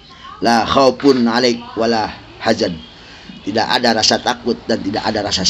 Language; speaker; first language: Indonesian; native; Indonesian